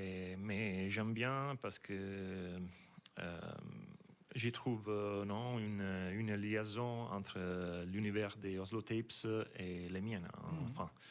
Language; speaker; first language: French; non-native, fluent; Italian